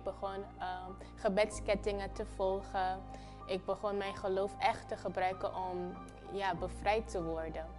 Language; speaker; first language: Dutch; early bilingual, other home language; Papiamento